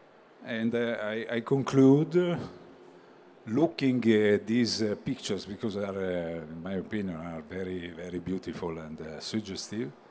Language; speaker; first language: English; non-native, learner; Italian